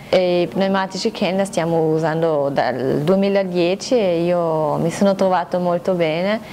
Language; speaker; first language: Italian; non-native, local second language; German